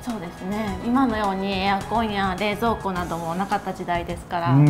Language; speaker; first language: Japanese; native; Japanese